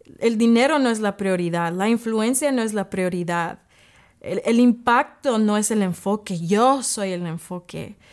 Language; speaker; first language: Spanish; early bilingual, heritage; English